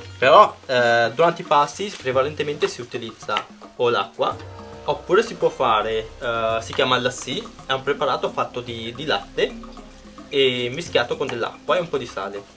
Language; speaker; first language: Italian; non-native, fluent; Punjabi